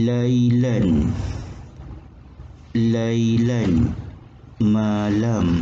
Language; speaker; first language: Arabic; non-native, fluent; Malay